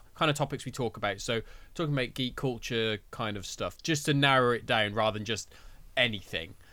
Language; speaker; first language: English; native; English